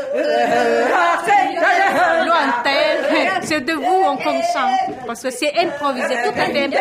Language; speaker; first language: French; non-native, learner; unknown